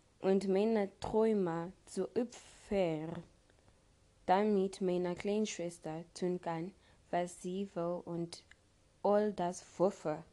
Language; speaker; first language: German; non-native, learner; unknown